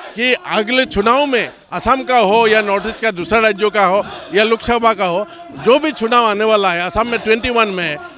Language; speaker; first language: Hindi; non-native, local second language; Kok Borok